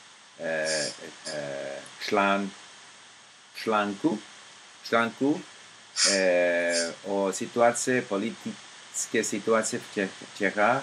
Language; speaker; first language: Czech; non-native, learner; English